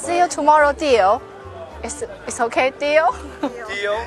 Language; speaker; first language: English; non-native, learner; Chinese